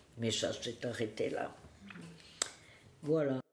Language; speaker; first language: French; native; French